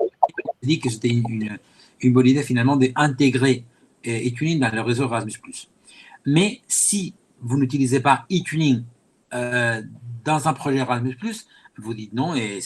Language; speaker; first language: French; non-native, fluent; Spanish